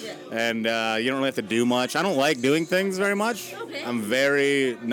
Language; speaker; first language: English; native; English